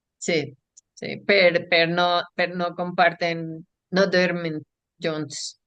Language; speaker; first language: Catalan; non-native, learner; Spanish